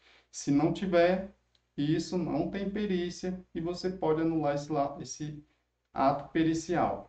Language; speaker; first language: Portuguese; native; Portuguese